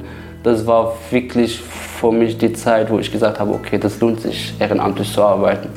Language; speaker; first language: German; non-native, fluent; Arabic